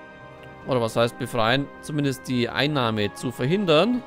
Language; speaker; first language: German; native; German